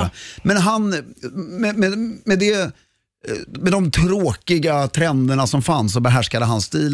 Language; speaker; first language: Swedish; native; Swedish